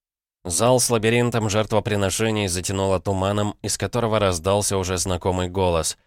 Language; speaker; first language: Russian; native; Russian